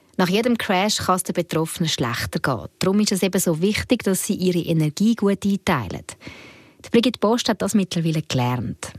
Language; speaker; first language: German; native; German